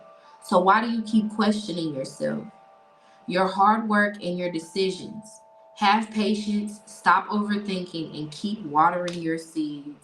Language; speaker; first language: English; native; English